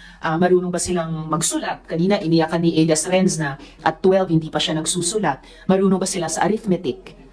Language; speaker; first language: Filipino; native; Filipino